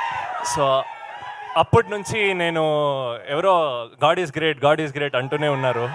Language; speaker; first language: Telugu; non-native, learner; Kannada